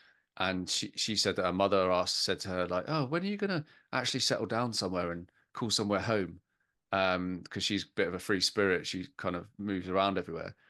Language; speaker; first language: English; native; English